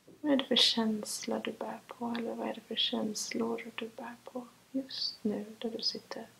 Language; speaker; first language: Swedish; native; Swedish